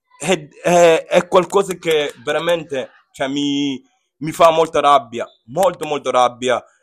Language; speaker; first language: Italian; non-native, fluent; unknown